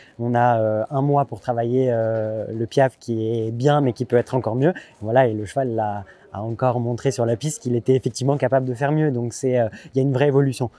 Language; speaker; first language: French; native; French